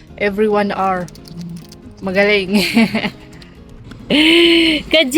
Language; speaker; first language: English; non-native, local second language; Cebuano